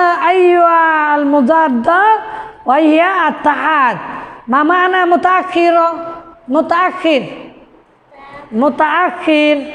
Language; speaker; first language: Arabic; non-native, fluent; Bangla